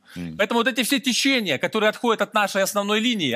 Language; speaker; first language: Russian; native; Russian